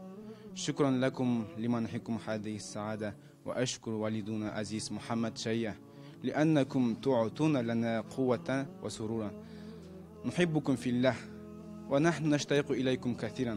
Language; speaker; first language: Arabic; non-native, learner; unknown